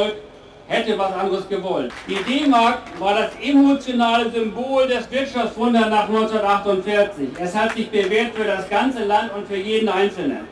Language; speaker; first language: German; native; German